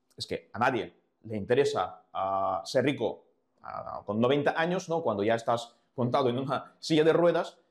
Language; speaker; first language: Spanish; non-native, fluent; Ukrainian